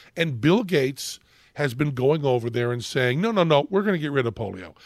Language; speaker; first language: English; native; English